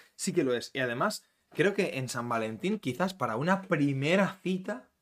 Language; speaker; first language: Spanish; native; Spanish